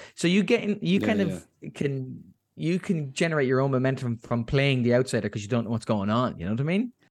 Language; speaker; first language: English; native; English